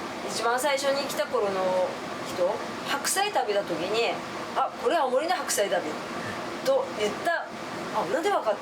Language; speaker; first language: Japanese; native; Japanese